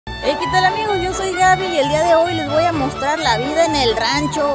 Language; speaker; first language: Spanish; native; Spanish